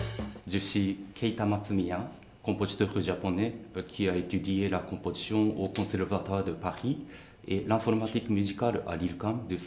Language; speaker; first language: French; non-native, fluent; Japanese